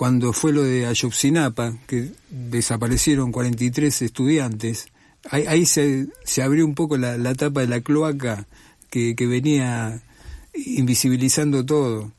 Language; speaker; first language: Spanish; native; Spanish